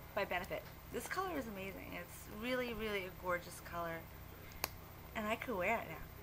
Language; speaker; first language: English; native; English